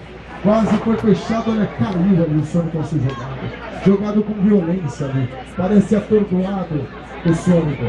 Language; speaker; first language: Portuguese; native; Portuguese